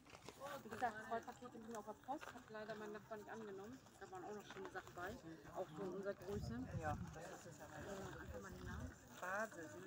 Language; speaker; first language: German; native; German